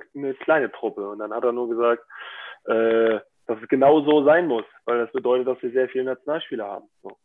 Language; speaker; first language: German; native; German